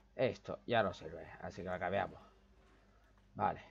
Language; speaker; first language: Spanish; native; Spanish